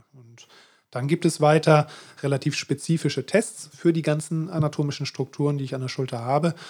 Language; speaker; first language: German; native; German